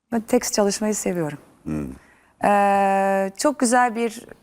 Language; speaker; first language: Turkish; early bilingual, other home language; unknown